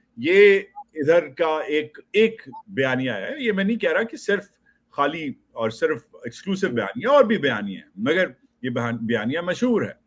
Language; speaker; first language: Urdu; native; Urdu